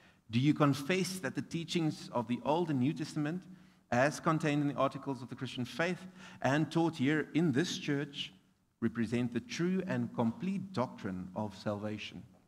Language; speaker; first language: English; non-native, local second language; Afrikaans